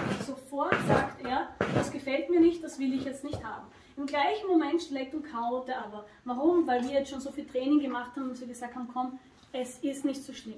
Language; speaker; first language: German; native; German